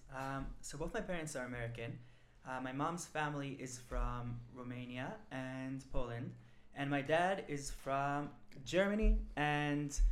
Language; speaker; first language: English; early bilingual, other home language; Hebrew